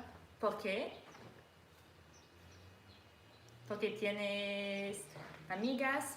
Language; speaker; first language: Spanish; non-native, learner; English